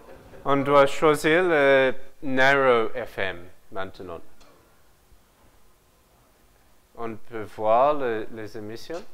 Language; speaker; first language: French; non-native, learner; English